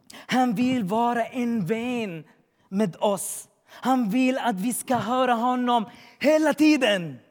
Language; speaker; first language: Swedish; non-native, learner; Arabic